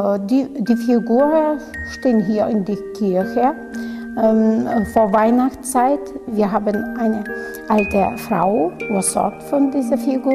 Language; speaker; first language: German; non-native, learner; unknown